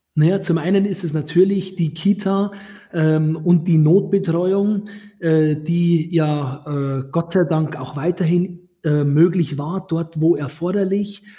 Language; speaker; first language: German; native; German